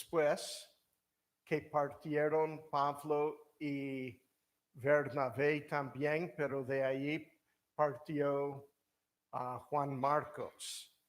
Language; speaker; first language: Spanish; non-native, fluent; English